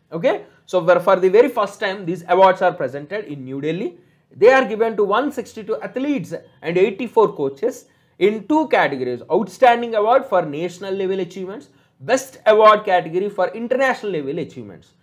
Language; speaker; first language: English; non-native, local second language; Telugu